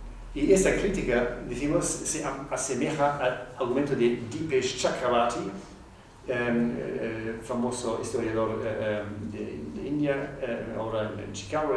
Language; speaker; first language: Spanish; non-native, fluent; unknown